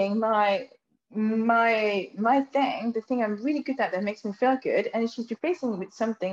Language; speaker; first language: English; non-native, fluent; French